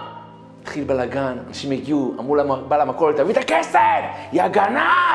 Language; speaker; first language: Hebrew; native; Hebrew